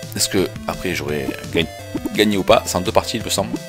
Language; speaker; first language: French; native; French